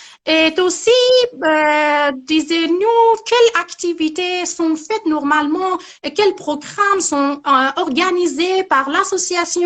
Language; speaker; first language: French; non-native, learner; Persian